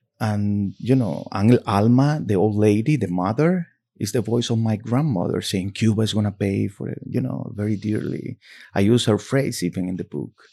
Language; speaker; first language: English; non-native, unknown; Spanish